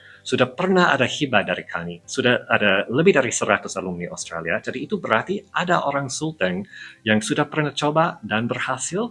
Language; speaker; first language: Indonesian; non-native, fluent; English